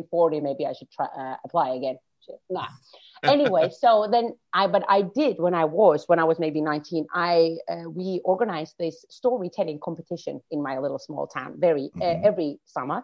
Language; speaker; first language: English; non-native, fluent; Finnish